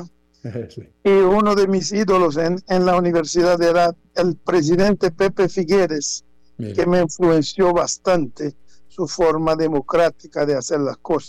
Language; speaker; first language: Spanish; non-native, fluent; Haitian Creole